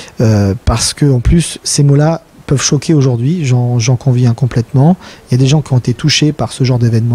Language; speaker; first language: French; native; French